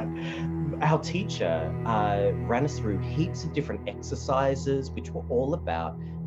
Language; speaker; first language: English; native; English